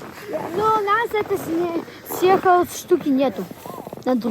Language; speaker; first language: Russian; early bilingual, heritage; Russian